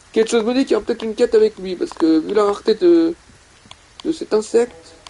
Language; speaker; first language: French; native; French